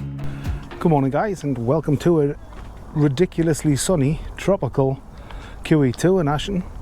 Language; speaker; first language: English; native; English